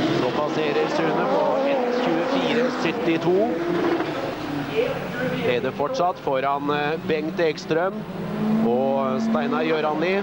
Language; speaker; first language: Norwegian; native; Norwegian